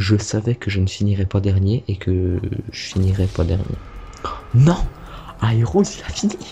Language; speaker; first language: French; native; French